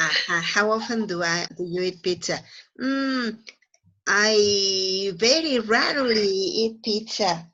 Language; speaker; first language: English; non-native, fluent; Spanish